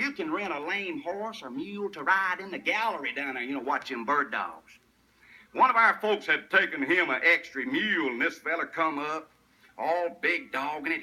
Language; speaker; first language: English; native; English